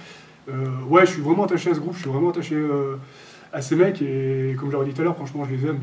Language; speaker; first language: French; native; French